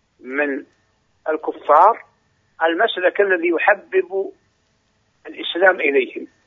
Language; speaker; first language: Arabic; native; Arabic